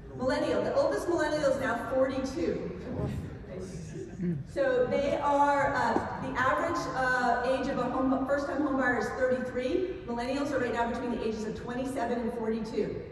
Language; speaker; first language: English; native; English